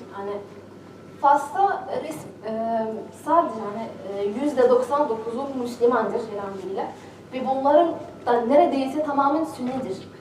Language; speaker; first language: Turkish; non-native, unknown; Arabic